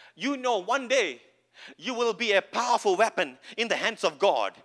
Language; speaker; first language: English; non-native, local second language; Malayalam